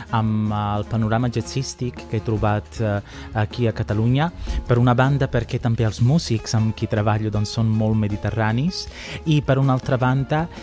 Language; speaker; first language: Catalan; non-native, fluent; Italian